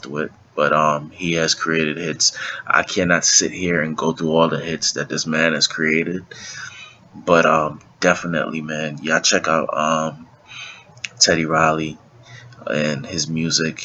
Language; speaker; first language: English; native; English